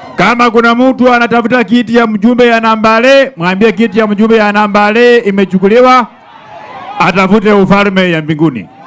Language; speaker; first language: Swahili; non-native, local second language; Luyia